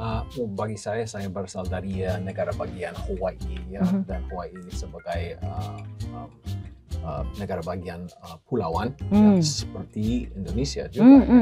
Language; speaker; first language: Indonesian; non-native, fluent; English